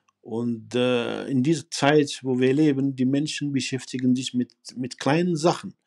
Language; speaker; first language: German; non-native, fluent; Arabic